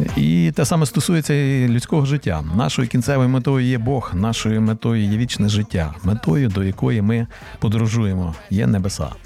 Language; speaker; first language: Ukrainian; native; Ukrainian